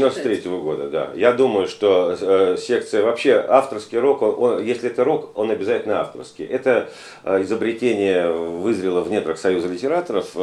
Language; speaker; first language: Russian; native; Russian